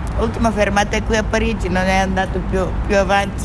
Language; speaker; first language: Italian; non-native, learner; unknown